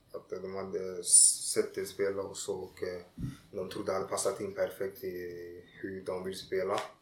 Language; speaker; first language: Swedish; early bilingual, other home language; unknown